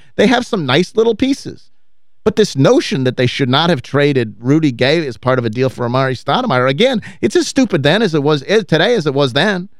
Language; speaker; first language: English; native; English